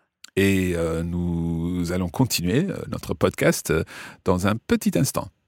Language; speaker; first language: French; non-native, fluent; English